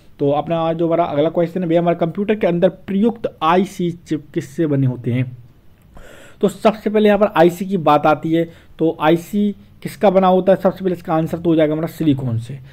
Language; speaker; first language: Hindi; native; Hindi